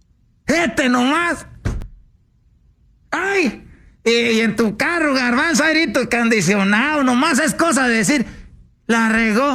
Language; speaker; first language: Spanish; native; Spanish